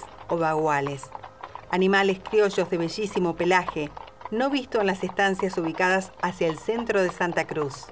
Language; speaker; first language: Spanish; native; Spanish